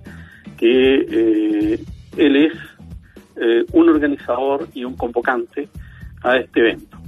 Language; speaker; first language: Spanish; native; Spanish